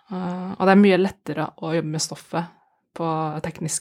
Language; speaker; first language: Norwegian; non-native, fluent; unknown